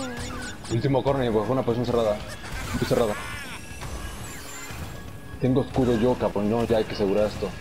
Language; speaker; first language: Spanish; native; Spanish